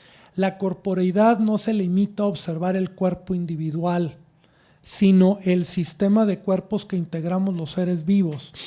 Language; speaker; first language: Spanish; native; Spanish